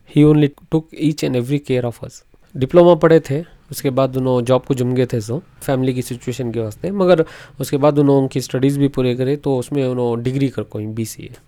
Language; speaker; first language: Hindi; non-native, local second language; Urdu